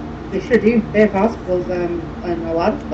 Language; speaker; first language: English; native; English